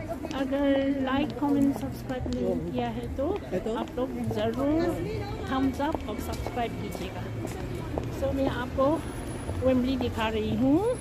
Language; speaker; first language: Hindi; non-native, local second language; Tibetan